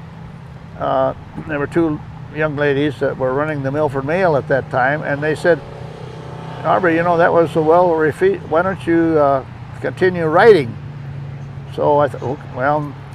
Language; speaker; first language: English; native; English